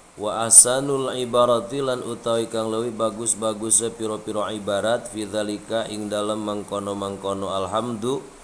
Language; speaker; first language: Javanese; non-native, local second language; Sundanese